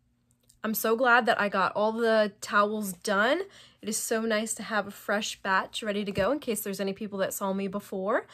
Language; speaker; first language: English; native; English